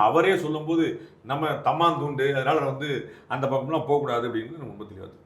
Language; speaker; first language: Tamil; non-native, local second language; Hindi